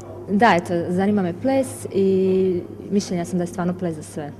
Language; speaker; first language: Bosnian; native; Bosnian